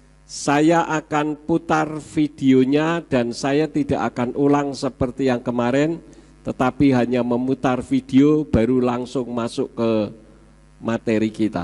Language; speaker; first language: Indonesian; native; Indonesian